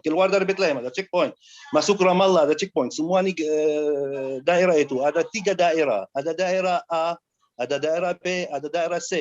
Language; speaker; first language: Indonesian; non-native, learner; Arabic